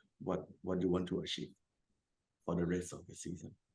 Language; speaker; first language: English; non-native, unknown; Thai